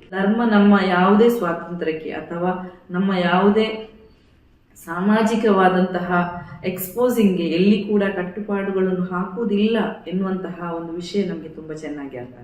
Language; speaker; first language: Kannada; non-native, local second language; Badaga